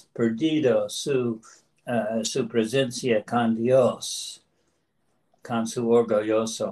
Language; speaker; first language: Spanish; non-native, learner; English